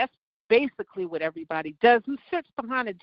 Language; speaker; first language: English; native; English